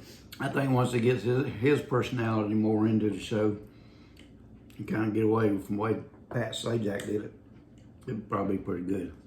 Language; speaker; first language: English; native; English